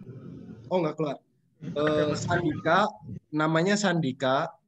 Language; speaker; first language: Indonesian; native; Indonesian